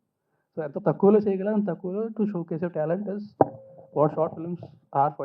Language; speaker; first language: Telugu; native; Telugu